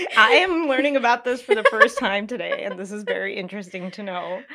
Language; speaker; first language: English; early bilingual, other home language; Hindi